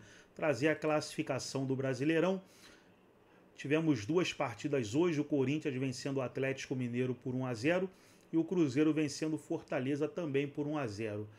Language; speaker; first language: Portuguese; native; Portuguese